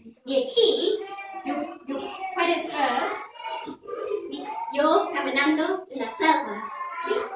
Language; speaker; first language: Spanish; non-native, fluent; English